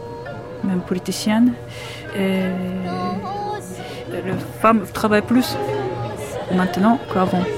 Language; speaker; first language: French; non-native, learner; Japanese